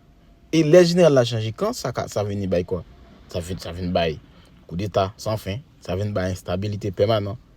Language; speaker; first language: French; non-native, local second language; Haitian Creole